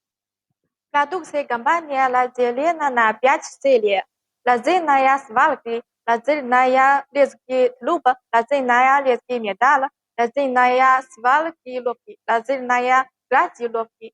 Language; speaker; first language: Russian; non-native, learner; Chinese